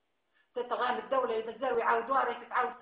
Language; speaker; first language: Arabic; native; Arabic